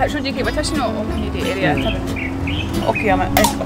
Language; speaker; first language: Japanese; non-native, learner; English